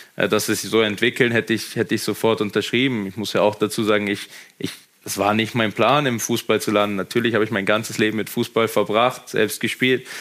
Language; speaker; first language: German; native; German